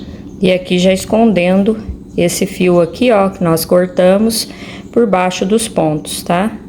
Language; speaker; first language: Portuguese; native; Portuguese